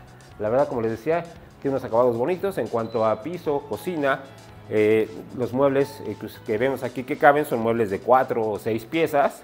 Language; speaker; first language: Spanish; native; Spanish